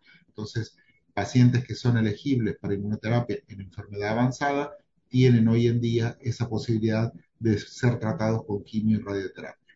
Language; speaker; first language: Spanish; native; Spanish